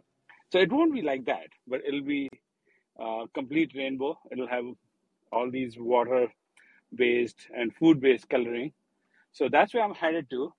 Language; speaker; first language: English; non-native, local second language; Hindi